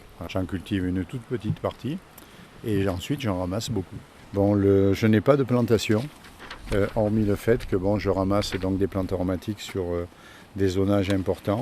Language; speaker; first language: French; native; French